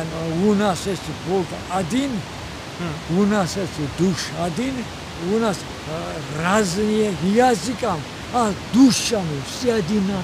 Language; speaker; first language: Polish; non-native, learner; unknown